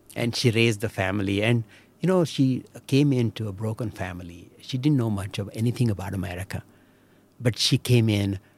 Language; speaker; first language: English; non-native, local second language; Marathi